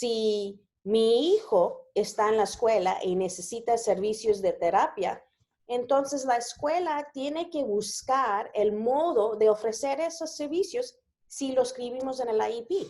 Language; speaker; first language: Spanish; early bilingual, heritage; Spanish